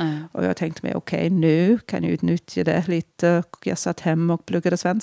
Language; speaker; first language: Swedish; non-native, fluent; English